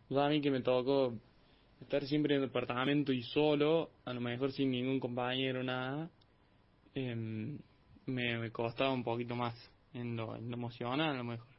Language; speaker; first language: Spanish; native; Spanish